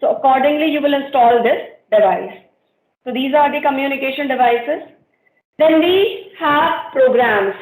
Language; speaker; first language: English; non-native, local second language; Hindi